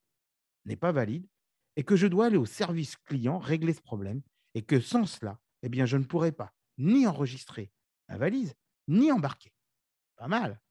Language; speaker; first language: French; native; French